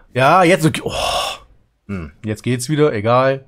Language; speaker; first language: German; native; German